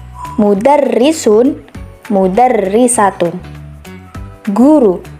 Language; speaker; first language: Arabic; non-native, fluent; Indonesian